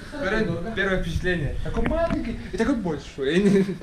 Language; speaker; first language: Russian; non-native, local second language; Yakut